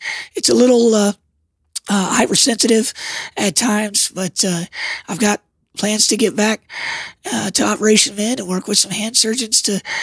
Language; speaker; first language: English; native; English